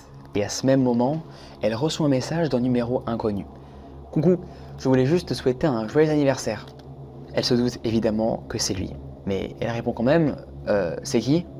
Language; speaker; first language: French; native; French